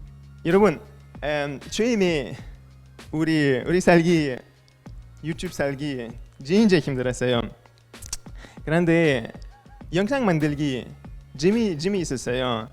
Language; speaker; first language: Korean; non-native, learner; French